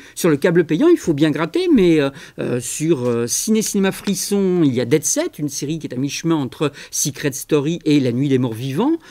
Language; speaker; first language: French; native; French